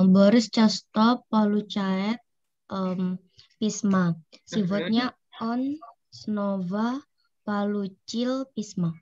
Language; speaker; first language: Russian; non-native, learner; Indonesian